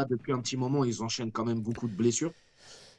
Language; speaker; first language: French; native; French